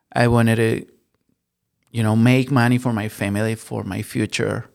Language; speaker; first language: English; non-native, learner; Spanish